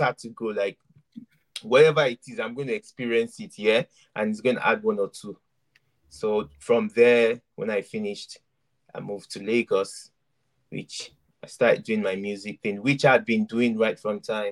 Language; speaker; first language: English; non-native, local second language; Yoruba